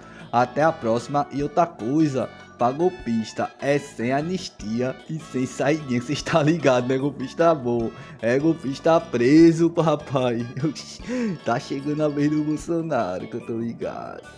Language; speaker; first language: Portuguese; native; Portuguese